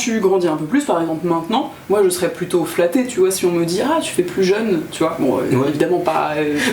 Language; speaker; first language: French; native; French